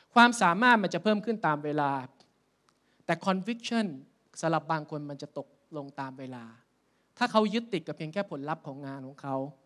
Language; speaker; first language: Thai; native; Thai